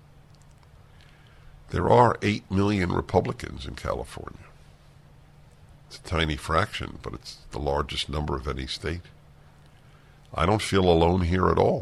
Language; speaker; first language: English; native; English